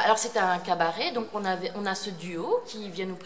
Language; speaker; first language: French; native; French